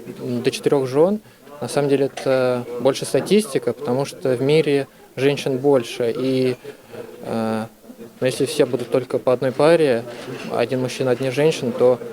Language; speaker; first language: Russian; native; Russian